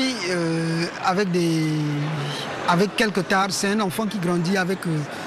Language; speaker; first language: French; non-native, local second language; Sango